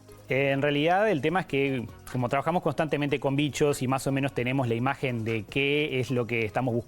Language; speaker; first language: Spanish; native; Spanish